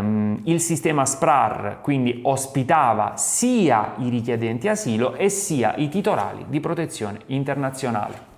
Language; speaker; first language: Italian; native; Italian